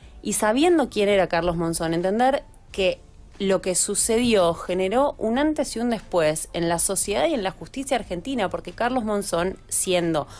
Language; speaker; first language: Spanish; native; Spanish